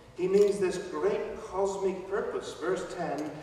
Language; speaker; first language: English; native; English